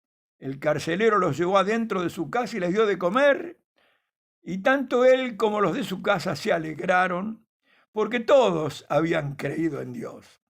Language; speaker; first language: Spanish; native; Spanish